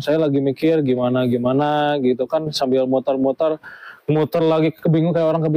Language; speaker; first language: Indonesian; native; Indonesian